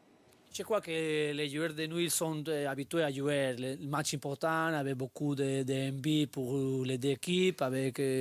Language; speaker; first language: French; non-native, learner; Spanish